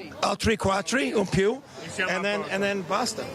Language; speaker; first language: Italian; non-native, learner; English